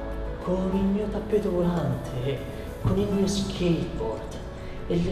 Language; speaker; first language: Italian; native; Italian